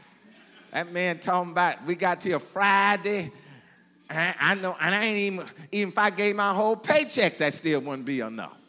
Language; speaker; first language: English; native; English